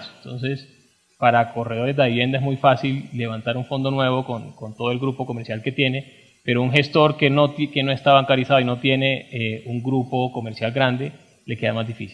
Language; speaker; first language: Spanish; native; Spanish